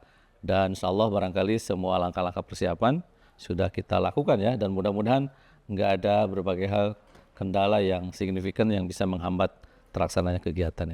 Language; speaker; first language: Indonesian; native; Indonesian